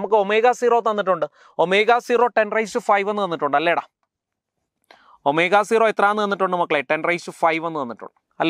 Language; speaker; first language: Malayalam; native; Malayalam